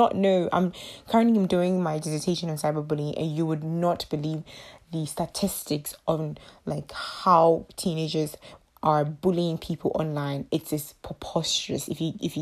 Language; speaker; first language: English; non-native, local second language; Akan